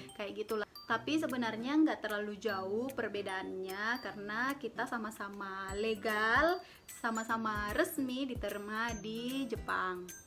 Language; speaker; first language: Indonesian; native; Indonesian